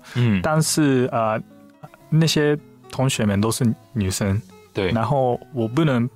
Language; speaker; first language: Chinese; non-native, fluent; Japanese